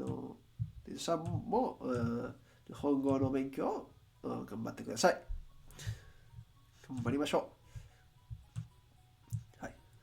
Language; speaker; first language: Japanese; non-native, learner; Spanish